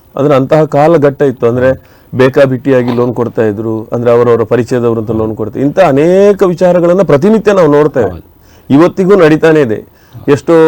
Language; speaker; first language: Kannada; native; Kannada